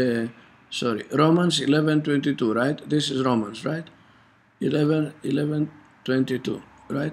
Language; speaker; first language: English; non-native, fluent; Greek